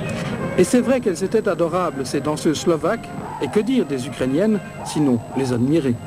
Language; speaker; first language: French; native; French